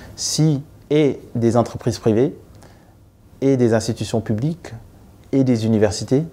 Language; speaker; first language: French; non-native, local second language; Wolof